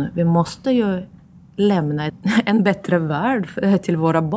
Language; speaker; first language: Swedish; non-native, fluent; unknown